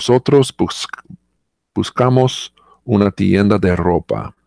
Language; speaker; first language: Spanish; non-native, learner; English